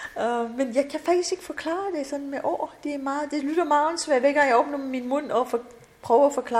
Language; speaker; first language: Danish; non-native, fluent; Persian